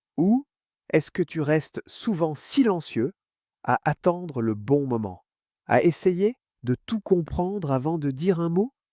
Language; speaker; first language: French; non-native, fluent; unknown